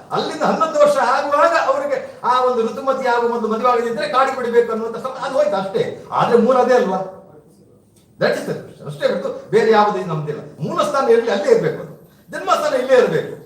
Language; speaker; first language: Kannada; non-native, local second language; Tulu